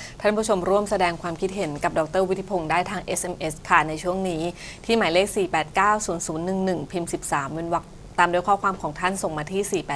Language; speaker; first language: Thai; native; Thai